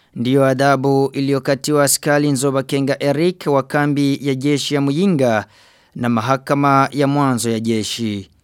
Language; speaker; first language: Swahili; non-native, local second language; Rundi